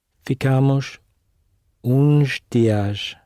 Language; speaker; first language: Portuguese; non-native, learner; English